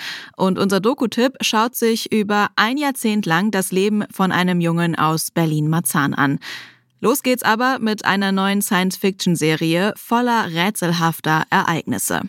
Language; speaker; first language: German; native; German